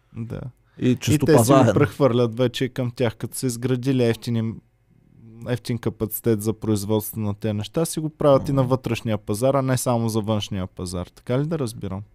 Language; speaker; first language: Bulgarian; native; Bulgarian